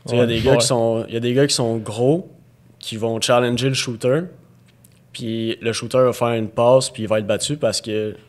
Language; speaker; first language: French; native; French